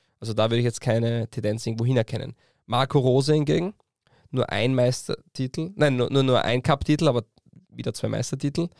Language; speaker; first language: German; native; German